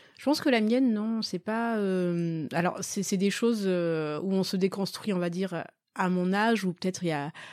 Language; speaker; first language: French; early bilingual, other home language; Malagasy